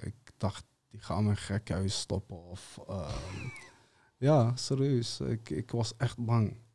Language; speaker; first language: Dutch; early bilingual, other home language; Serbian